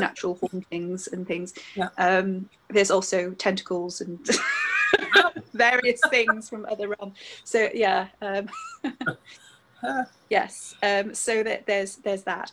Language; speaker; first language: English; native; English